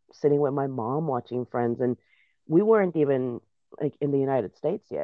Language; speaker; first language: English; non-native, fluent; Spanish